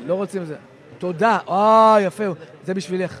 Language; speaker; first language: Hebrew; native; Hebrew